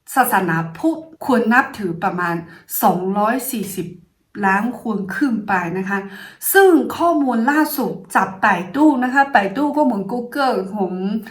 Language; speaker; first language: Thai; non-native, fluent; Chinese